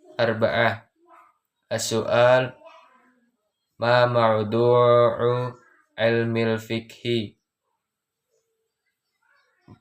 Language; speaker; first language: Arabic; non-native, learner; Indonesian